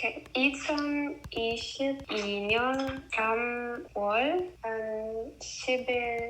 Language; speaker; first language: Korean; non-native, learner; English